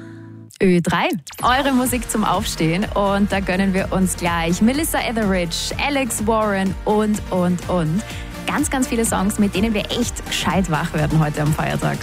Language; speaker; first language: German; native; German